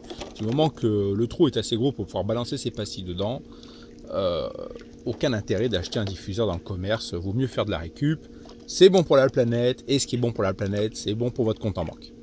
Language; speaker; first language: French; native; French